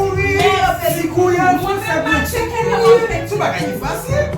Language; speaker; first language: French; non-native, learner; Haitian Creole